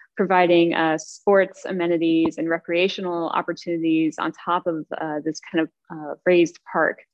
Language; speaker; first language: English; native; English